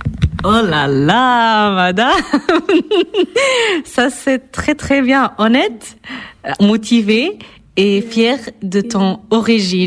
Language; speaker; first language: French; non-native, fluent; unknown